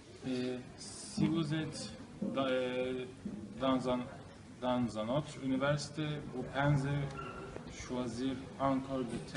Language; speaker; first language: French; non-native, learner; Turkish